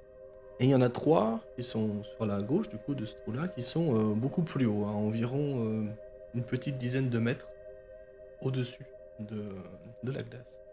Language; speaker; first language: French; native; French